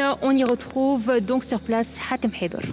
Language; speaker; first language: French; non-native, fluent; Arabic